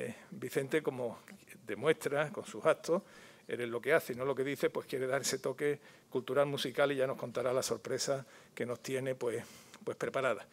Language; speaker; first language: Spanish; native; Spanish